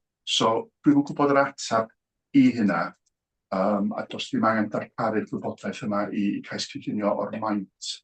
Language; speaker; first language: Welsh; native; Welsh